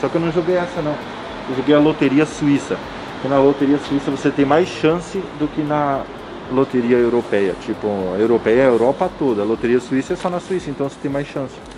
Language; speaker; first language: Portuguese; native; Portuguese